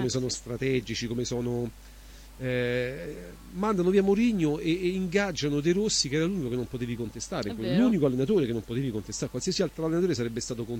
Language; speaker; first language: Italian; native; Italian